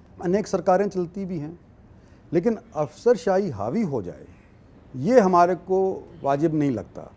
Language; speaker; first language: Hindi; native; Hindi